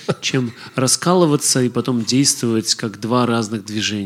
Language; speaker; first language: Russian; native; Russian